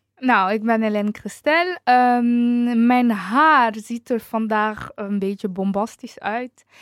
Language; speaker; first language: Dutch; early bilingual, other home language; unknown